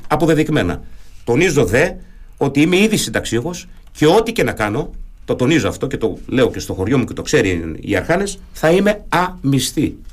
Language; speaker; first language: Greek; early bilingual, heritage; German